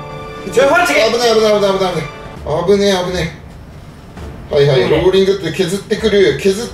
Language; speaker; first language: Japanese; native; Japanese